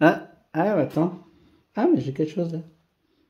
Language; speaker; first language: French; native; French